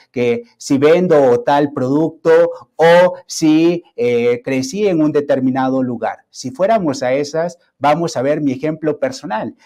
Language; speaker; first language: Spanish; native; Spanish